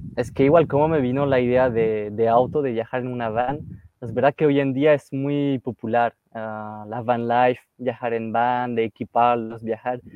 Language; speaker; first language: Spanish; non-native, fluent; French